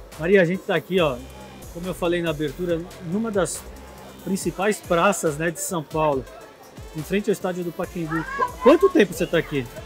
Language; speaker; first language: Portuguese; native; Portuguese